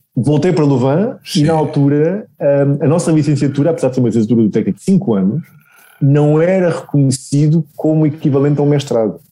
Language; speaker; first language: Portuguese; native; Portuguese